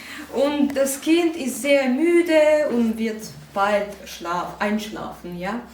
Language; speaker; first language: German; non-native, fluent; Ukrainian